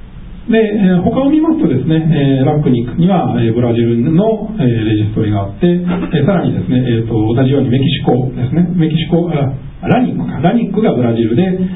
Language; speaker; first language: Japanese; native; Japanese